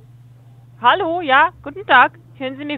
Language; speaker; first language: German; non-native, learner; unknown